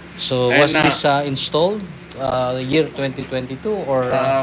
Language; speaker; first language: English; non-native, local second language; Filipino